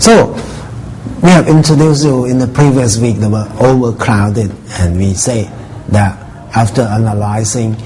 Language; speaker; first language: English; non-native, fluent; Thai